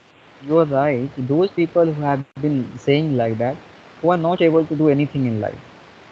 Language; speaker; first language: English; non-native, fluent; Hindi